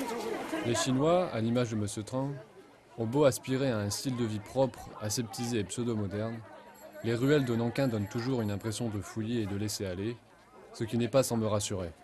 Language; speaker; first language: French; native; French